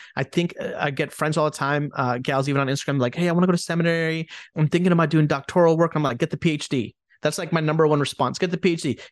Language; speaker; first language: English; early bilingual, other home language; Hindi